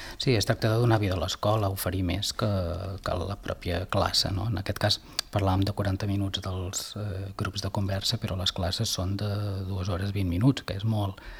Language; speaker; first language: Catalan; native; Catalan